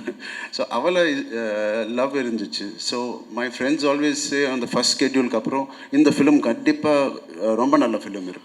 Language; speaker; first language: Tamil; non-native, local second language; Telugu